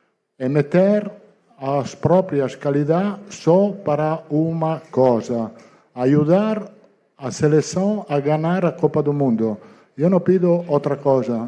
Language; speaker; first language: Portuguese; non-native, learner; Italian